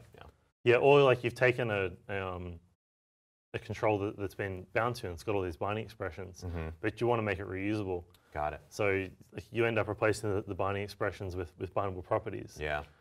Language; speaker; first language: English; native; English